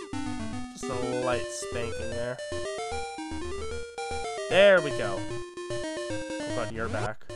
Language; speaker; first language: English; native; English